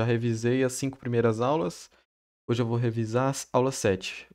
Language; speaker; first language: Portuguese; native; Portuguese